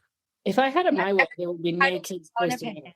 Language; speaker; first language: English; native; English